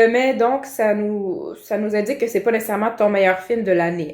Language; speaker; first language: French; native; French